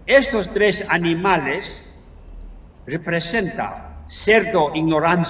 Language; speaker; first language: Spanish; non-native, learner; Tibetan